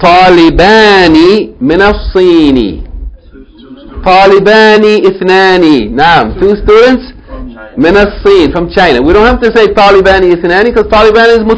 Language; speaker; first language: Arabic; non-native, fluent; English